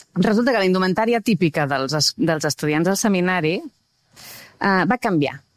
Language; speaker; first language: Catalan; native; Catalan